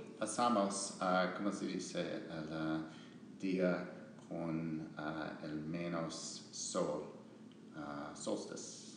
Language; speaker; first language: Spanish; non-native, learner; English